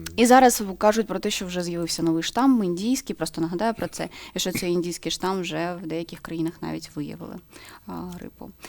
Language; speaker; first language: Ukrainian; native; Ukrainian